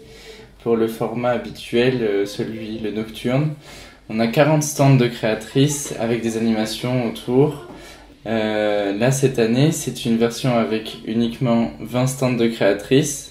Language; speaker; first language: French; native; French